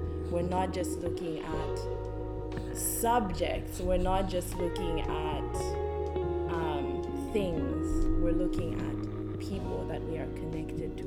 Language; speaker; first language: English; non-native, local second language; Nyanja